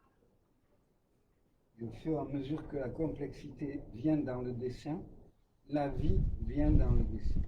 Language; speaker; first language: French; native; French